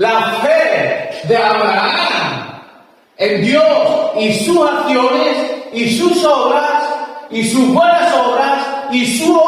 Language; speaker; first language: Spanish; native; Spanish